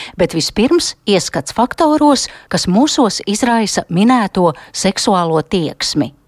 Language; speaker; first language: Latvian; native; Latvian